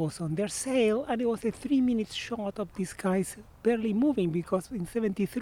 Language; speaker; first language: English; non-native, fluent; Spanish